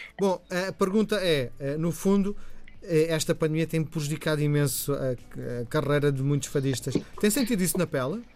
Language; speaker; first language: Portuguese; native; Portuguese